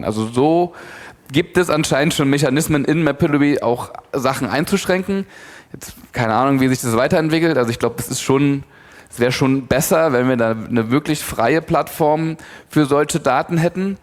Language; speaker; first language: German; native; German